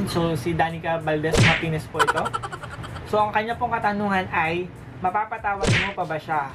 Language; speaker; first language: Filipino; native; Filipino